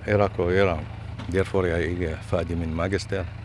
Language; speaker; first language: Danish; non-native, learner; Arabic